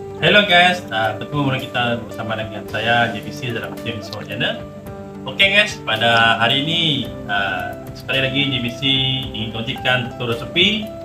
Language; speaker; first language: Malay; non-native, local second language; Iban